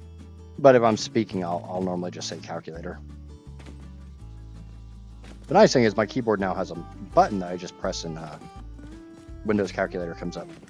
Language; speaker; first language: English; native; English